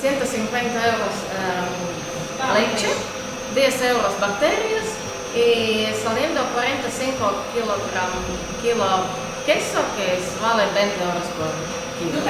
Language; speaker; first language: Spanish; non-native, learner; Latvian